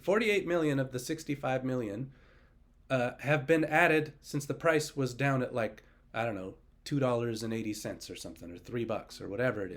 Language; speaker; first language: English; native; English